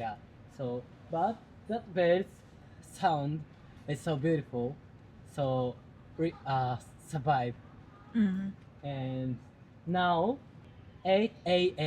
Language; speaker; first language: English; non-native, learner; Japanese